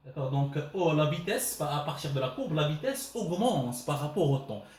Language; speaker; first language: French; non-native, local second language; Arabic